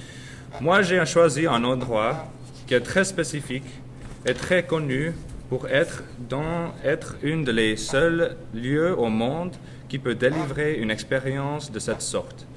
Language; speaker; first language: French; non-native, learner; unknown